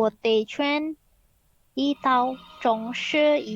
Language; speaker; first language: Chinese; non-native, learner; Indonesian